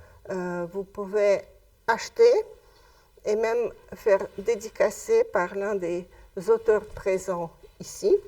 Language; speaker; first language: French; non-native, fluent; Russian